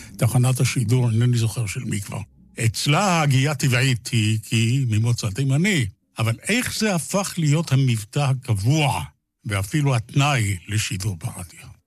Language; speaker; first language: Hebrew; native; Hebrew